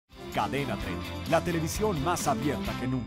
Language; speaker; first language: Spanish; native; Spanish